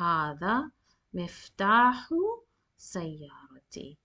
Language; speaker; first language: Arabic; non-native, fluent; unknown